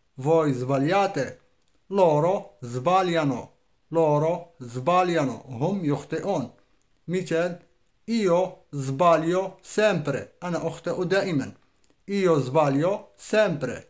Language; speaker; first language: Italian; non-native, fluent; Arabic